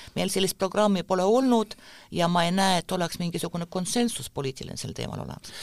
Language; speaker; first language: Estonian; non-native, local second language; Russian